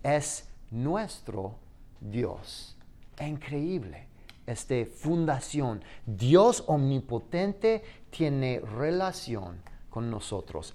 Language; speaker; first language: Spanish; non-native, fluent; English